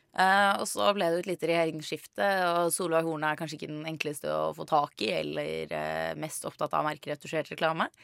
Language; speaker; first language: Norwegian; native; Norwegian